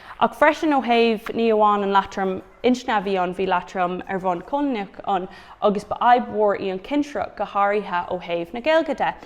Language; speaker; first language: Irish; non-native, local second language; English